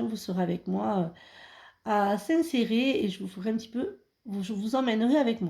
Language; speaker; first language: French; native; French